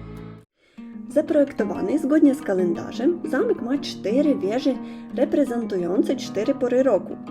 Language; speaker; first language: Polish; non-native, learner; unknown